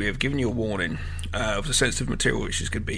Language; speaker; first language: English; native; English